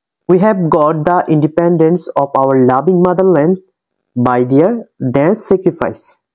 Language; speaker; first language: English; non-native, local second language; Bangla